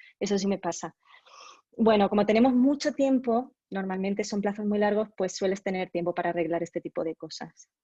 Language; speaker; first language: Spanish; native; Spanish